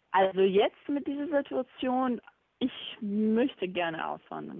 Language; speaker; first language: German; non-native, fluent; Bosnian